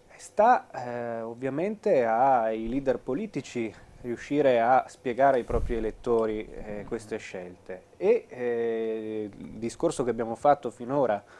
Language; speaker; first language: Italian; native; Italian